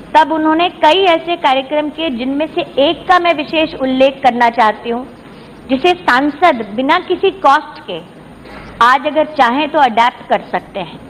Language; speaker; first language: Hindi; native; Hindi